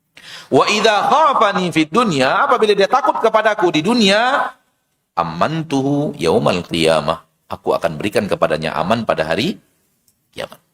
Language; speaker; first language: Indonesian; native; Indonesian